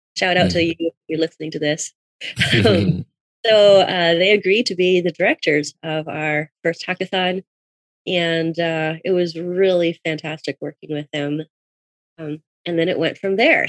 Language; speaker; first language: English; native; English